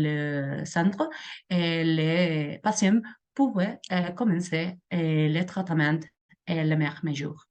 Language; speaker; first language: French; non-native, learner; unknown